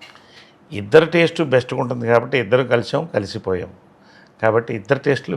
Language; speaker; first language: Telugu; native; Telugu